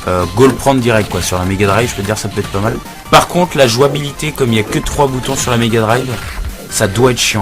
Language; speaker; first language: French; native; French